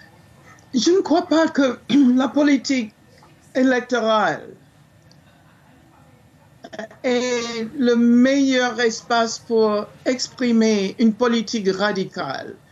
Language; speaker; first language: French; non-native, fluent; English